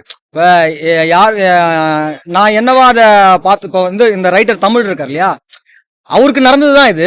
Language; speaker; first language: Tamil; native; Tamil